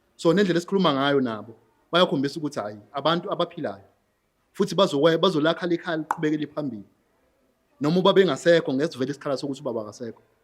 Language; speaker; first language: Zulu; native; Zulu